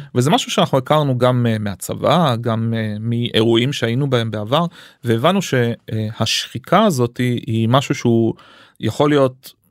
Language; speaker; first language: Hebrew; early bilingual, other home language; English